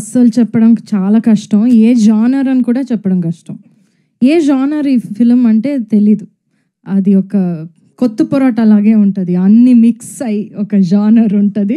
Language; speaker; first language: Telugu; non-native, fluent; Tamil